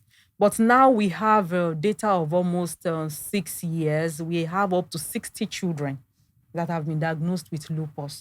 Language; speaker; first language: English; non-native, local second language; Yoruba